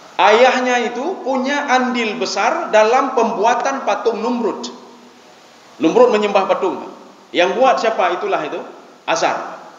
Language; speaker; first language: Malay; non-native, local second language; Achinese